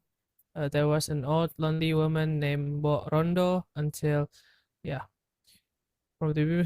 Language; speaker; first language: English; non-native, learner; Indonesian